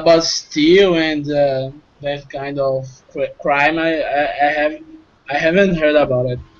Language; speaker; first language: English; non-native, fluent; Portuguese